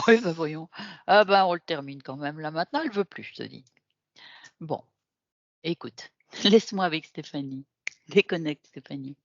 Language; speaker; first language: French; native; French